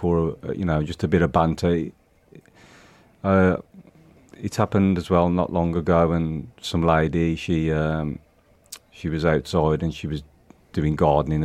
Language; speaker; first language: English; native; English